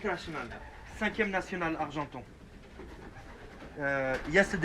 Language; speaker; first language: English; non-native, learner; French